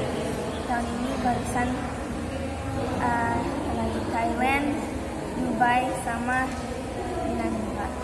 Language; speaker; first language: Indonesian; early bilingual, heritage; Indonesian